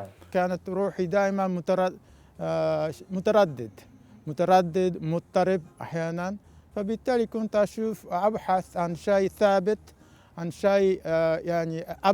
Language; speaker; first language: Arabic; non-native, fluent; Japanese